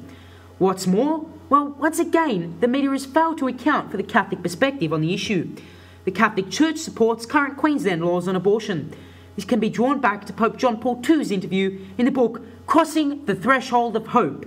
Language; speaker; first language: English; native; English